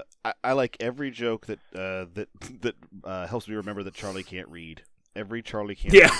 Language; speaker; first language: English; native; English